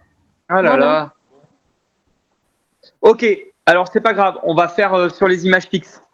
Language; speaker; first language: French; native; French